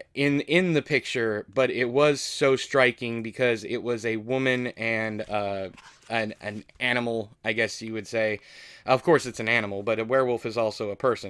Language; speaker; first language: English; native; English